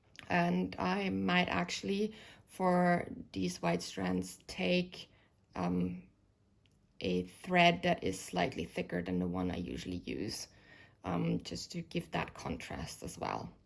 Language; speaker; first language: English; non-native, fluent; German